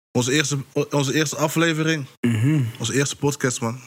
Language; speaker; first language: Dutch; early bilingual, other home language; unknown